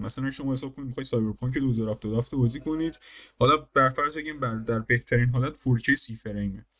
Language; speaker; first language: Persian; native; Persian